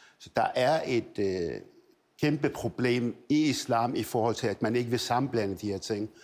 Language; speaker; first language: Danish; early bilingual, other home language; Arabic